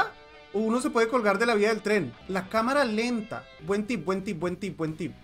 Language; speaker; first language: Spanish; native; Spanish